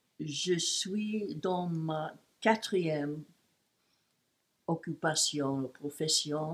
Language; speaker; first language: French; non-native, learner; English